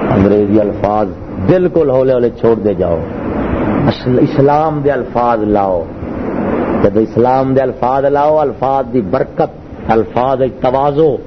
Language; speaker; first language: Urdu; non-native, local second language; Punjabi